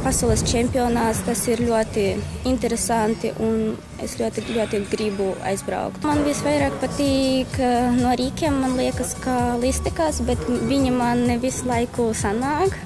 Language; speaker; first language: Latvian; non-native, local second language; Russian